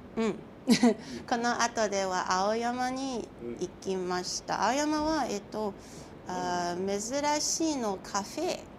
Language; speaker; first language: Japanese; non-native, learner; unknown